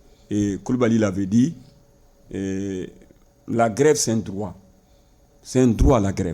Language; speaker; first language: French; non-native, local second language; Bambara